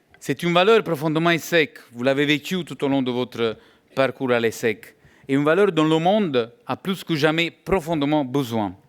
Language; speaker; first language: French; non-native, fluent; Italian